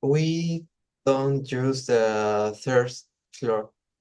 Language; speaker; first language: English; non-native, learner; Spanish